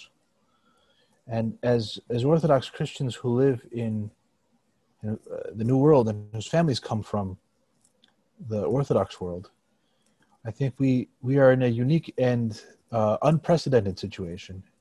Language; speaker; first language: English; native; English